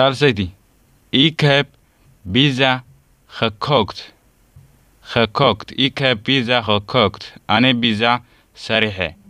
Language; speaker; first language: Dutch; non-native, learner; Tigrinya